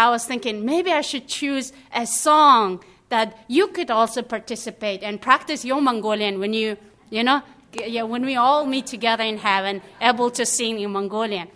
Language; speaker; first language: English; non-native, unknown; Mongolian